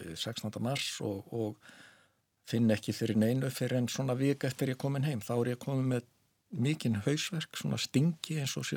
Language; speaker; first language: Icelandic; native; Icelandic